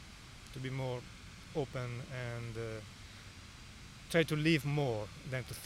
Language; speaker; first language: English; non-native, learner; Italian